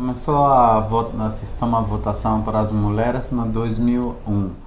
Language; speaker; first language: Portuguese; non-native, learner; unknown